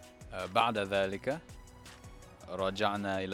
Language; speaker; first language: Arabic; non-native, learner; English